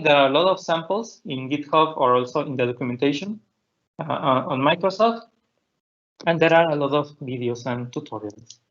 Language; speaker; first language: English; non-native, fluent; Spanish